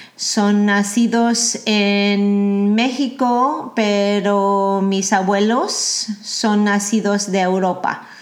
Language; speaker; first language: Spanish; early bilingual, heritage; Spanish